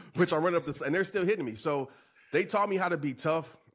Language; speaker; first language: English; native; English